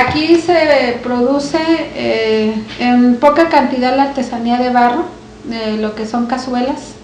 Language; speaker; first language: Spanish; native; Spanish